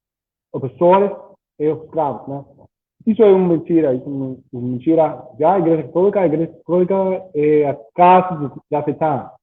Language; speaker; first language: Portuguese; non-native, learner; English